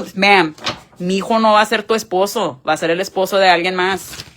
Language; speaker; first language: Spanish; early bilingual, heritage; Spanish